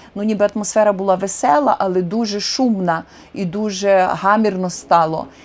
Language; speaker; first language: Ukrainian; native; Ukrainian